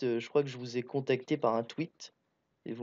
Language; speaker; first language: French; native; French